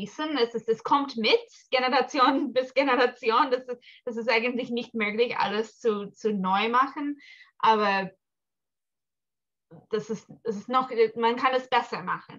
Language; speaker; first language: German; early bilingual, heritage; English